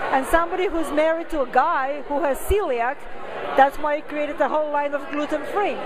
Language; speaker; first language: English; non-native, fluent; Spanish